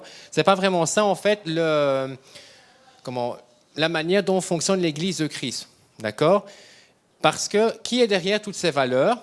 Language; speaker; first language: French; native; French